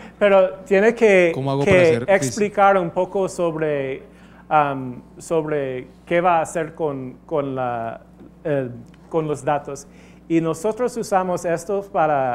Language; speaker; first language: Spanish; non-native, fluent; English